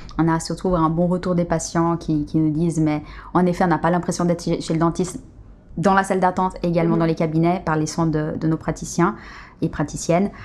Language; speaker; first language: French; early bilingual, other home language; Portuguese